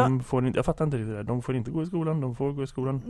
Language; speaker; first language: Swedish; native; Swedish